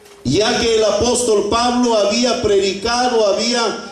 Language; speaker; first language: Spanish; native; Spanish